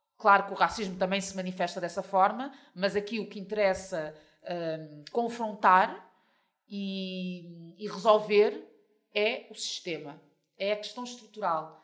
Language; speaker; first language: Portuguese; native; Portuguese